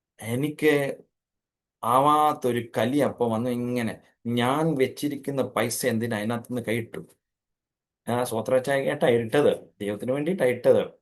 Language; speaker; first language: Malayalam; native; Malayalam